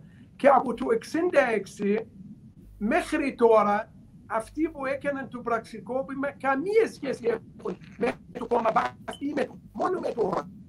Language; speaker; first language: Greek; non-native, learner; Arabic